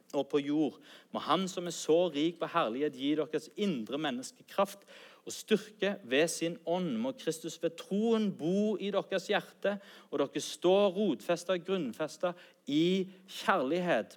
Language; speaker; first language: Norwegian; native; Norwegian